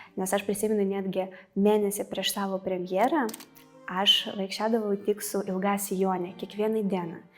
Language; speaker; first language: Lithuanian; non-native, fluent; Russian